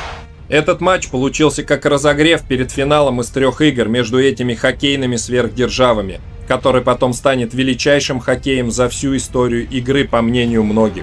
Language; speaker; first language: Russian; native; Russian